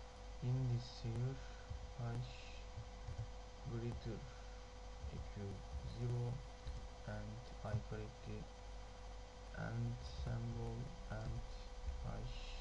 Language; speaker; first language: English; non-native, learner; Turkish